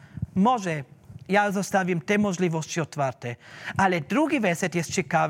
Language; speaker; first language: Polish; non-native, learner; German